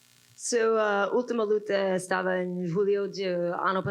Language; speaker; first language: Portuguese; non-native, learner; English